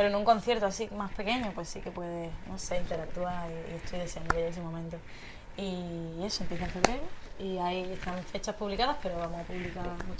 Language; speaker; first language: Spanish; native; Spanish